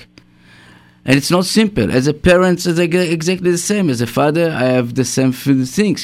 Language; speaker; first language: English; non-native, fluent; Hebrew